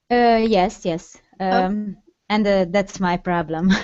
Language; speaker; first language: English; non-native, learner; Hungarian